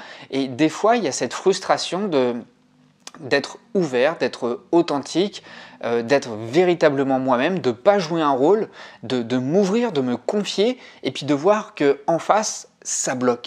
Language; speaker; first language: French; native; French